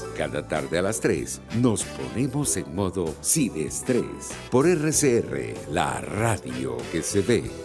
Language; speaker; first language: Spanish; native; Spanish